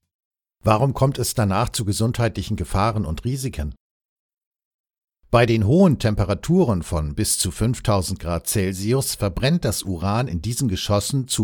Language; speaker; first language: German; native; German